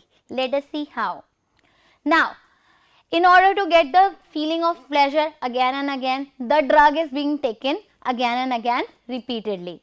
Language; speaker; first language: English; non-native, local second language; Hindi